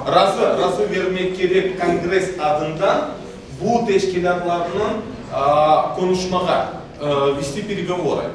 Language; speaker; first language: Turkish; non-native, learner; Tatar